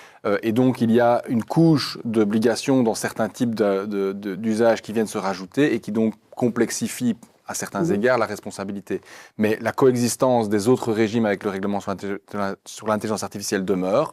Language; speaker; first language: French; native; French